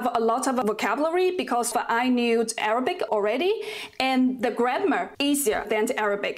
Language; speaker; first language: English; non-native, fluent; Chinese